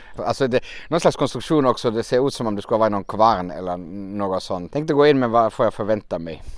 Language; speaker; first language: Swedish; non-native, fluent; German